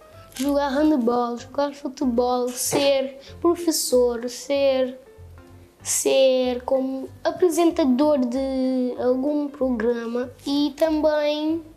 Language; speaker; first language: Portuguese; non-native, local second language; Kabuverdianu